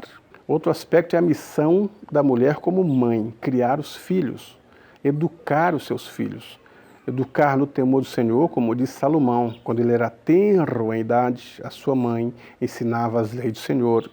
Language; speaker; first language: Portuguese; native; Portuguese